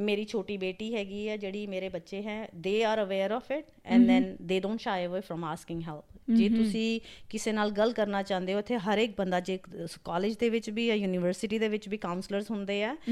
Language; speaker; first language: Punjabi; native; Punjabi